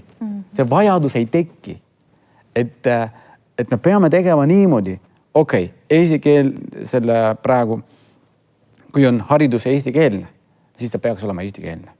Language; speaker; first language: Estonian; non-native, fluent; Kurdish